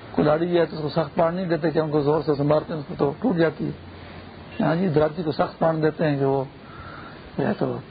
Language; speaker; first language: Urdu; non-native, local second language; Pashto